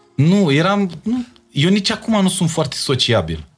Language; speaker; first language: Romanian; native; Romanian